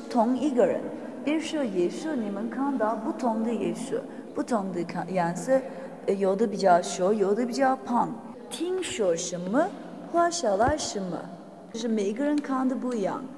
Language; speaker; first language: Chinese; non-native, fluent; Turkish